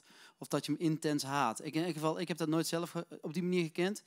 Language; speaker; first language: Dutch; native; Dutch